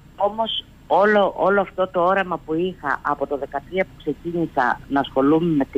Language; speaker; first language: Greek; native; Greek